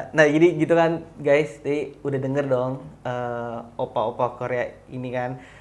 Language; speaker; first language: Indonesian; native; Indonesian